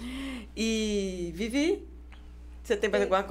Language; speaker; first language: Portuguese; native; Portuguese